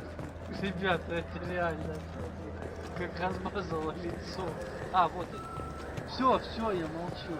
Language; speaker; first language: Russian; native; Russian